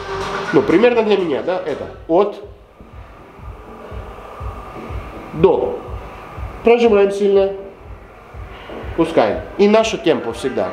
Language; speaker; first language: Russian; non-native, fluent; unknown